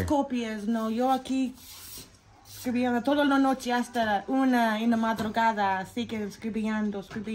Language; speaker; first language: Spanish; non-native, learner; English